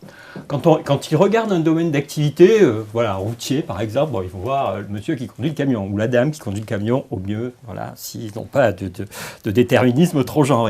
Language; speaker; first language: French; native; French